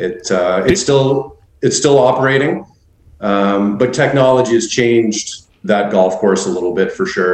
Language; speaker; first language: English; native; English